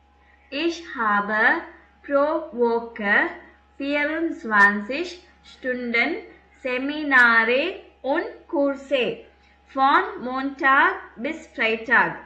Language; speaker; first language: German; non-native, fluent; Tamil